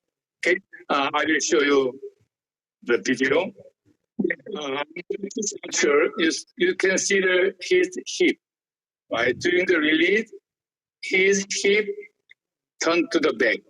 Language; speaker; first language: English; non-native, learner; Korean